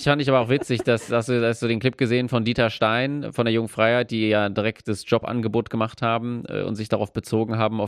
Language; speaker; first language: German; native; German